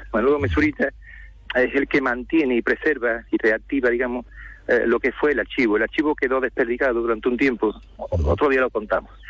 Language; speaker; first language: Spanish; native; Spanish